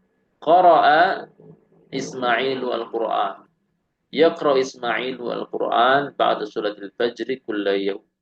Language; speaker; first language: Arabic; non-native, fluent; Indonesian